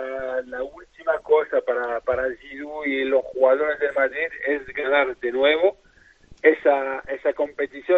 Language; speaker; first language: Spanish; non-native, fluent; French